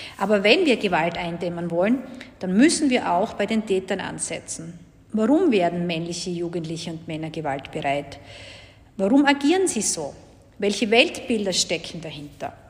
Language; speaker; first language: German; native; German